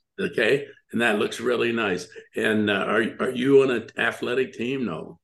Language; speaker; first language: English; native; English